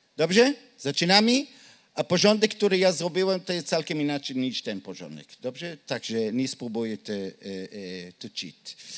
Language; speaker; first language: Polish; non-native, learner; Hebrew